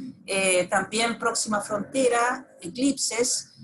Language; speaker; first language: Spanish; native; Spanish